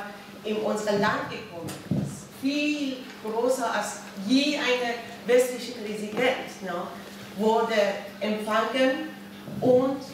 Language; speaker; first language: German; non-native, fluent; Persian